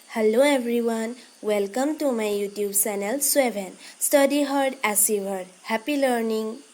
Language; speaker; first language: English; non-native, local second language; Assamese